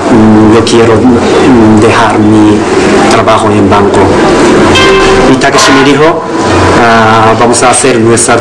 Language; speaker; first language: Spanish; non-native, learner; Japanese